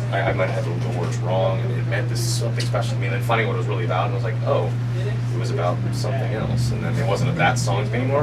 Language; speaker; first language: English; native; English